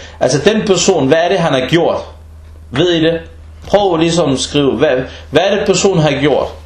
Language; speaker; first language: Danish; early bilingual, other home language; Arabic